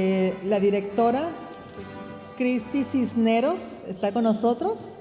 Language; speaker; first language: Spanish; native; Spanish